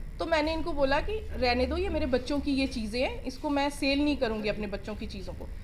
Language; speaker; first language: Hindi; non-native, local second language; Punjabi